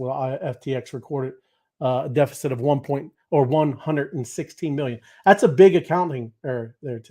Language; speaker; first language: English; native; English